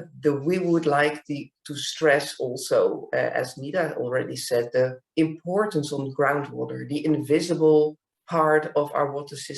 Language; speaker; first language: English; non-native, fluent; Dutch